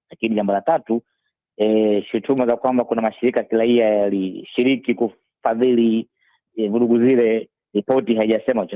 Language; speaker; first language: Swahili; native; Swahili